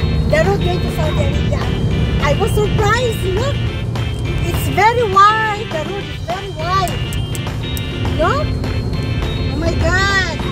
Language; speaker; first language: English; non-native, learner; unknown